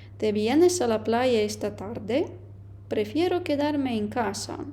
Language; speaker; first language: Spanish; non-native, fluent; Ukrainian